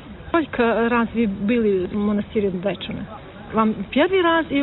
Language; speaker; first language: Russian; non-native, learner; Serbian